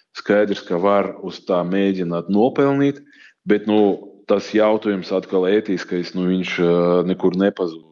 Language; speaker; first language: Latvian; native; Latvian